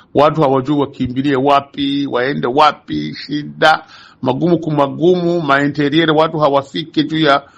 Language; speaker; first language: Swahili; native; Swahili